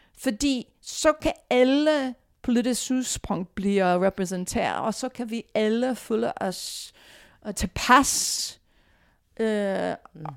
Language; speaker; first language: Danish; non-native, fluent; English